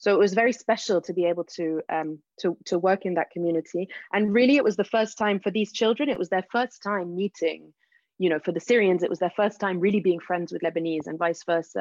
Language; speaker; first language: English; native; English